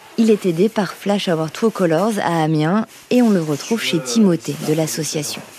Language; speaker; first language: French; native; French